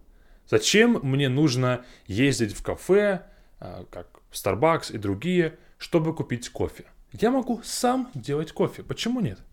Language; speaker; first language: Russian; non-native, fluent; English